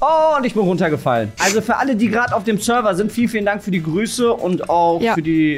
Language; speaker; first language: German; native; German